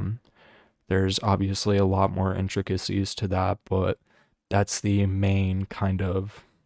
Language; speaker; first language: English; native; English